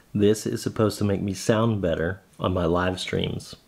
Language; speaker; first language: English; native; English